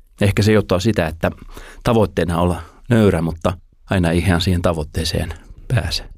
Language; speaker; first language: Finnish; native; Finnish